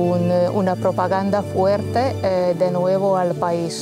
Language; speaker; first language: Spanish; non-native, fluent; Hungarian